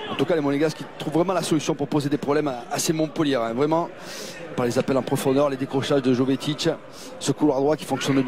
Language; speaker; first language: French; native; French